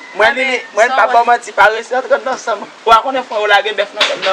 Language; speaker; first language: Haitian Creole; native; Haitian Creole